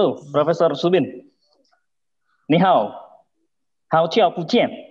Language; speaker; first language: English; non-native, fluent; Indonesian